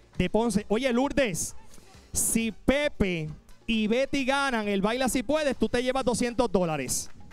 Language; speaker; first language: Spanish; native; Spanish